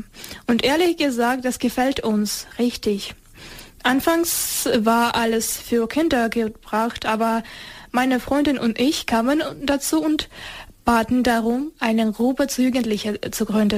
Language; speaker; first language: German; non-native, learner; Ukrainian